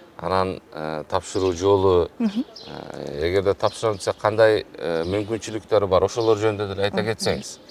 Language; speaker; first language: Kyrgyz; native; Kyrgyz